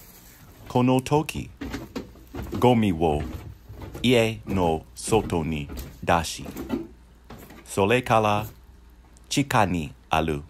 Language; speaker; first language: Japanese; non-native, learner; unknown